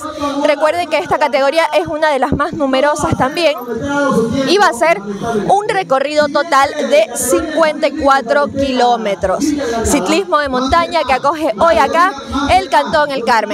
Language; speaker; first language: Spanish; native; Spanish